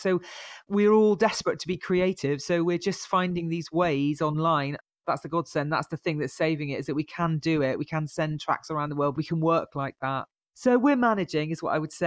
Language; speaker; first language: English; native; English